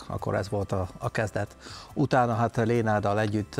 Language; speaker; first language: Hungarian; non-native, fluent; Dutch